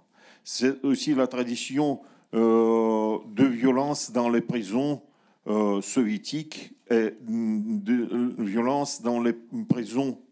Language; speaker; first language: French; non-native, learner; Russian